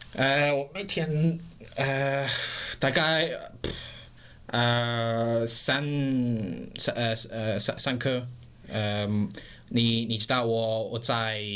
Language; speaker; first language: Chinese; non-native, learner; English